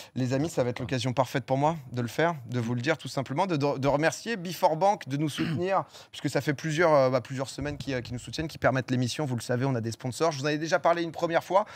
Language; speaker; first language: French; native; French